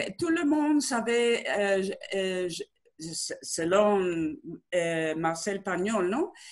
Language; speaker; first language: French; non-native, learner; Spanish